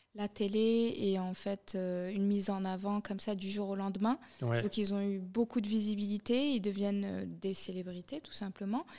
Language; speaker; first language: French; non-native, local second language; Arabic